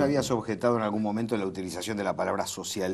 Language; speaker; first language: Spanish; native; Spanish